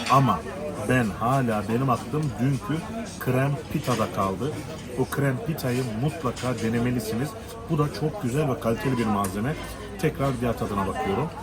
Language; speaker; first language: Turkish; native; Turkish